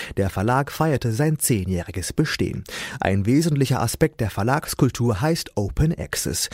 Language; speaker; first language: German; native; German